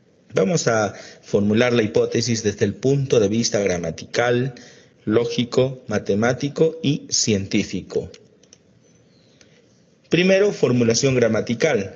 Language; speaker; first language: Spanish; native; Spanish